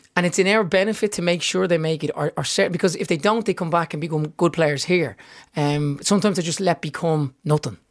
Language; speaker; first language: English; native; English